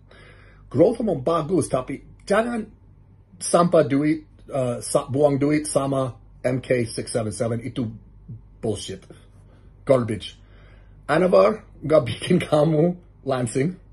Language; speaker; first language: Indonesian; non-native, learner; English